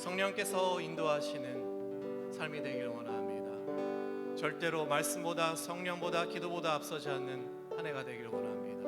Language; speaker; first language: Korean; native; Korean